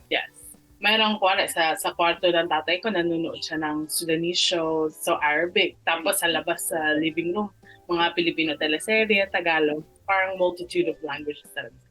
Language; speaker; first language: Filipino; early bilingual, heritage; Filipino